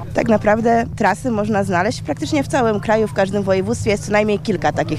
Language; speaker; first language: Polish; native; Polish